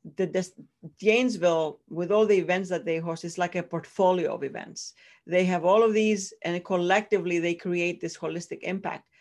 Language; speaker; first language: English; non-native, fluent; Greek